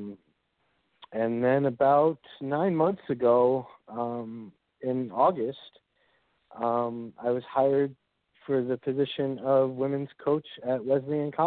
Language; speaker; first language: English; native; English